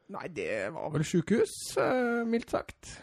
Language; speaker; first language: Norwegian; native; Norwegian